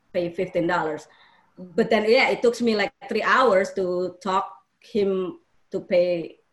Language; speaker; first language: English; non-native, fluent; Indonesian